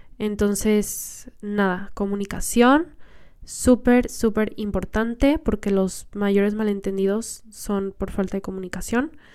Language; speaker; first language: Spanish; native; Spanish